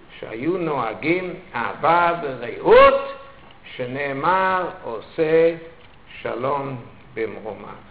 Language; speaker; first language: Hebrew; non-native, fluent; German